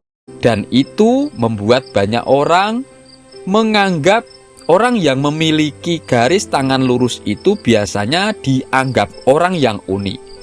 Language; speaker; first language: Indonesian; non-native, local second language; Javanese